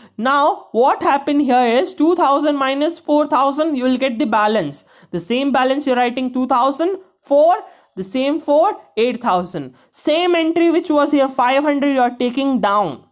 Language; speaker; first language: English; non-native, local second language; Kannada